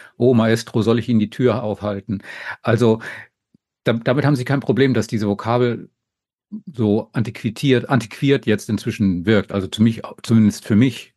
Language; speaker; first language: German; native; German